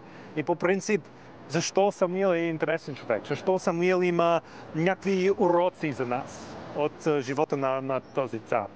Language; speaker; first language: Bulgarian; non-native, learner; English